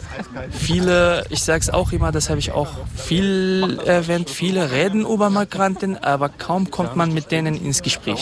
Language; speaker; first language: German; non-native, fluent; Kurdish